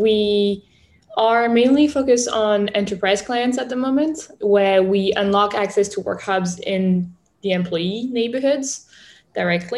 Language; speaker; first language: English; non-native, fluent; French